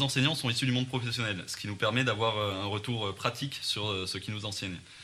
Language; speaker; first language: French; native; French